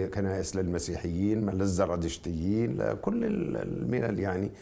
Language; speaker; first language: Arabic; native; Arabic